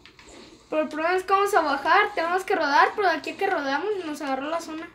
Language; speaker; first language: Spanish; native; Spanish